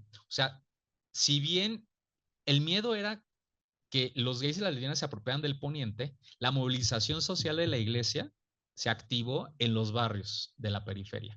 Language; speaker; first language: Spanish; native; Spanish